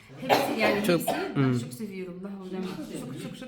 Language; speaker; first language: Turkish; non-native, learner; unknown